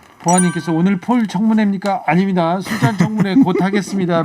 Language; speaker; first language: Korean; native; Korean